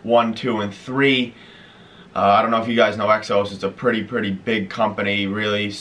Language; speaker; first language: English; native; English